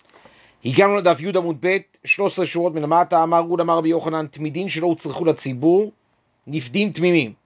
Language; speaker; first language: Hebrew; native; Hebrew